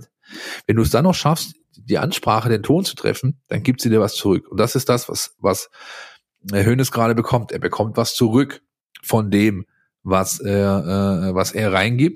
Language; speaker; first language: German; native; German